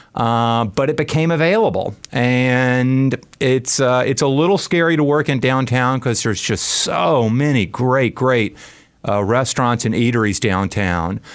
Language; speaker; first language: English; native; English